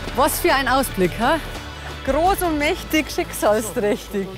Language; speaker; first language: German; native; German